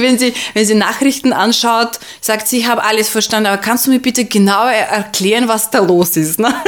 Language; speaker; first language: German; non-native, fluent; Russian